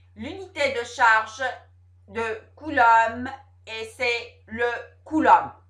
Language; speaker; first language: French; non-native, local second language; Arabic